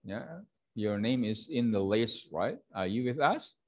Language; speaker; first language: English; non-native, fluent; Indonesian